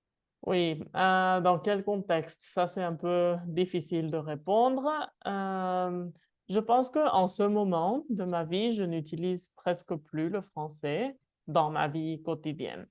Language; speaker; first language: French; non-native, fluent; Spanish